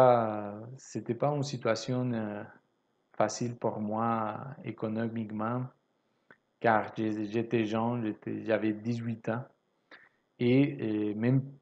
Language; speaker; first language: French; non-native, fluent; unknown